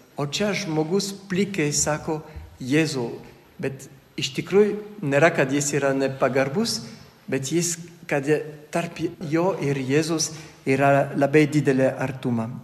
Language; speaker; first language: Lithuanian; non-native, fluent; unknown